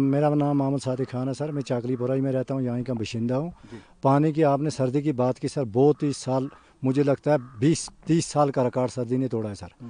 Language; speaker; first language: Urdu; non-native, local second language; Kashmiri